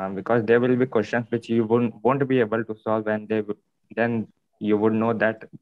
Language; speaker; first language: English; non-native, local second language; Hindi